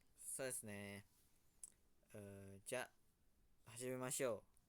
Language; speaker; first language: Japanese; non-native, learner; Indonesian